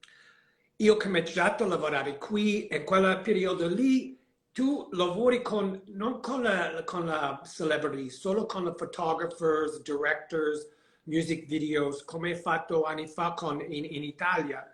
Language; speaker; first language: Italian; non-native, learner; English